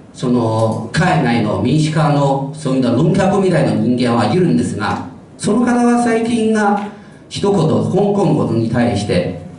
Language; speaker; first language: Japanese; non-native, fluent; Chinese